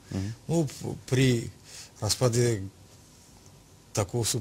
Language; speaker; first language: Russian; non-native, local second language; Tajik